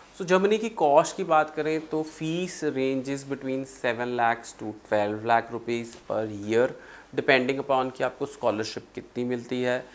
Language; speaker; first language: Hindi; non-native, local second language; Punjabi